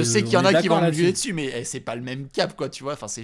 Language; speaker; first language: French; native; French